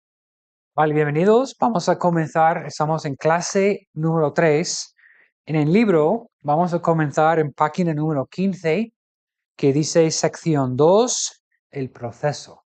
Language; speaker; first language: Spanish; non-native, fluent; English